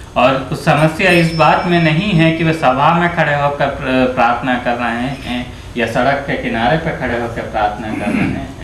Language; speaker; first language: Hindi; native; Hindi